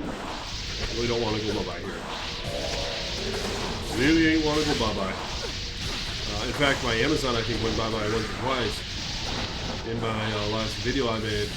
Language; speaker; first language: English; native; English